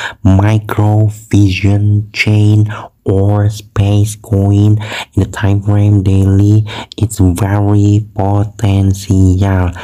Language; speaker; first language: English; non-native, learner; Indonesian